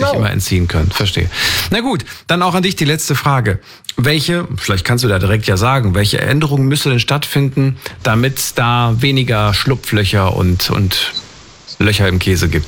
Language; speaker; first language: German; native; German